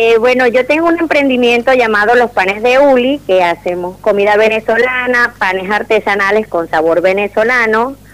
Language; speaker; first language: Spanish; native; Spanish